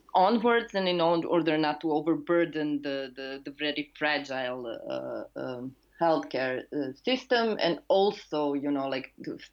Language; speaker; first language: English; non-native, fluent; Serbian